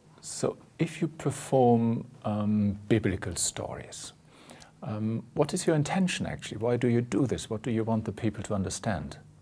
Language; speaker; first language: English; non-native, fluent; German